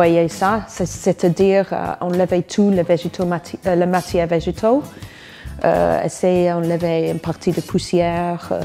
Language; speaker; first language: French; non-native, fluent; English